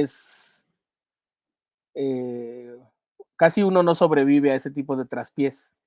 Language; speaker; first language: Spanish; native; Spanish